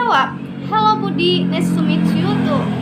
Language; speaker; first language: English; non-native, learner; Indonesian